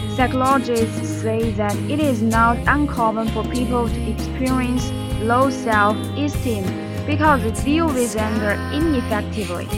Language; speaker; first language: English; non-native, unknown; Chinese